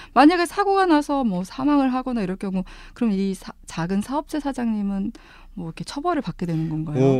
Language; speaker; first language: Korean; native; Korean